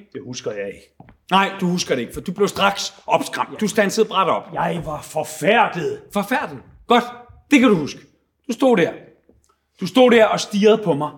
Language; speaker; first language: Danish; native; Danish